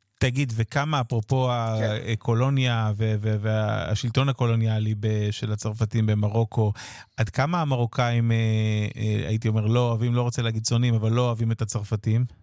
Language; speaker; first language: Hebrew; native; Hebrew